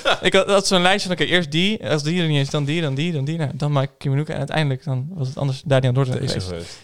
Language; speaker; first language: Dutch; native; Dutch